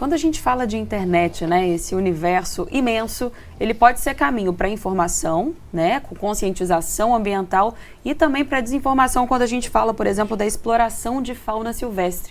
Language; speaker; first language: Portuguese; native; Portuguese